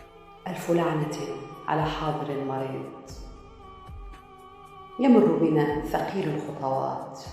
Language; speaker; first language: Arabic; non-native, local second language; Kurdish